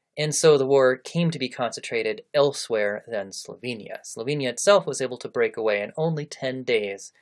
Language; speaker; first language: English; native; English